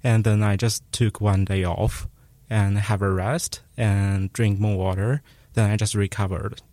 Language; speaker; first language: English; non-native, fluent; Chinese